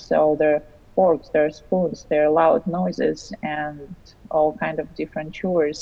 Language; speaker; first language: English; non-native, fluent; Russian